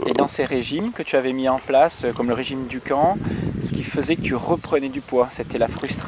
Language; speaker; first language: French; native; French